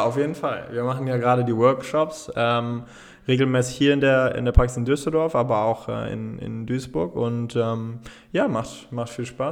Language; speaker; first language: German; native; German